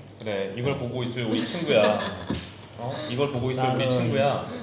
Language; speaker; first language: Korean; native; Korean